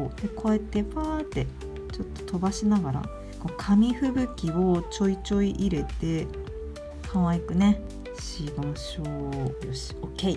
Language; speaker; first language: Japanese; native; Japanese